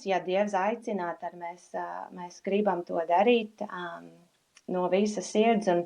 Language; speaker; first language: Latvian; non-native, fluent; English